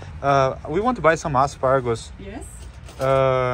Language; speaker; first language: English; non-native, learner; Portuguese